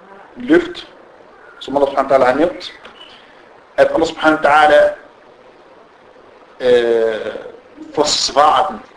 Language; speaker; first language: Danish; non-native, fluent; Arabic